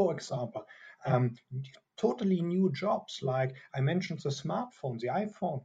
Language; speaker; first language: English; non-native, fluent; German